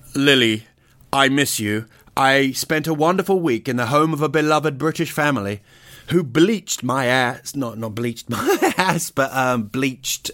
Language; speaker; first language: English; native; English